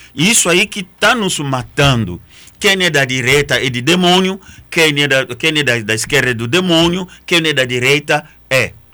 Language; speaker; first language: Portuguese; non-native, fluent; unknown